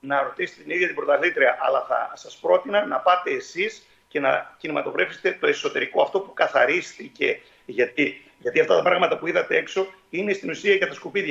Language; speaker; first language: Greek; native; Greek